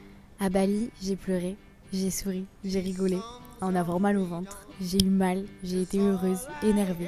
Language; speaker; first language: French; native; French